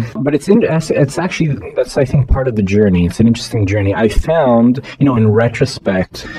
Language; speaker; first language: English; native; English